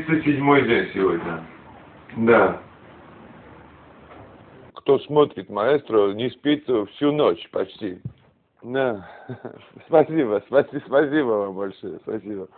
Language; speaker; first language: Russian; non-native, fluent; Georgian